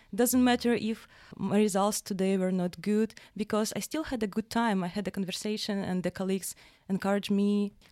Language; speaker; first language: English; non-native, fluent; Russian